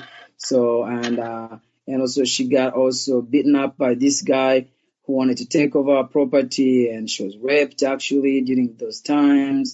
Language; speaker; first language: English; non-native, local second language; Kinyarwanda